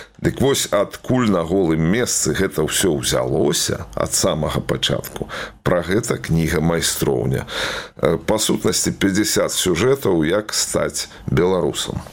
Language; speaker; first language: Belarusian; native; Belarusian